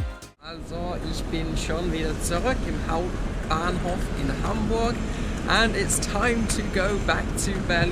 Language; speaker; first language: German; non-native, learner; English